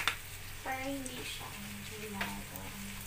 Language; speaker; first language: Filipino; non-native, local second language; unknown